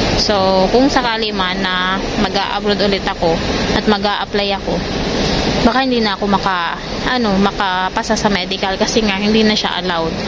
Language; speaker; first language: Filipino; native; Filipino